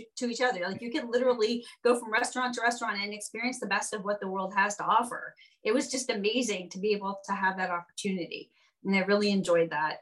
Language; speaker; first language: English; native; English